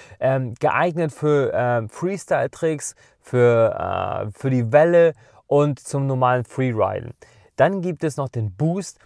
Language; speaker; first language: German; native; German